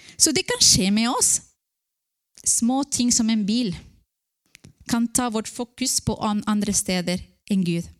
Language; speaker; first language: Norwegian; non-native, fluent; Spanish